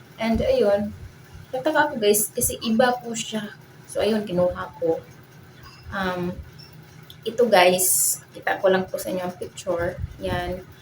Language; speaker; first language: Filipino; non-native, local second language; Cebuano